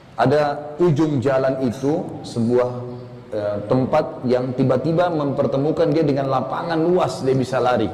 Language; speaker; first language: Indonesian; native; Indonesian